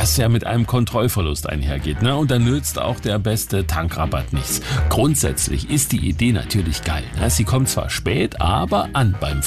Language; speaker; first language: German; native; German